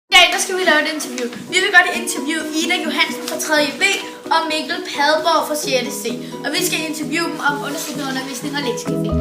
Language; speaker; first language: Danish; native; Danish